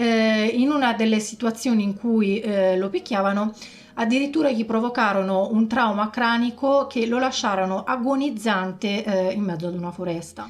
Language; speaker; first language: Italian; native; Italian